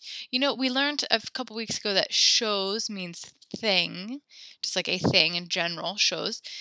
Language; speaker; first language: English; native; English